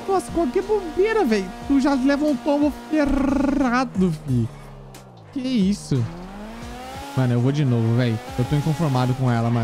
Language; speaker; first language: Portuguese; native; Portuguese